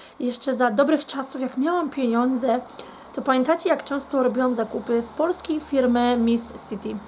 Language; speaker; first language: Polish; native; Polish